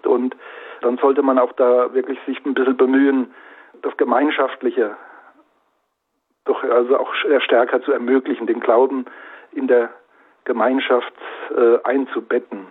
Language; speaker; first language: German; native; German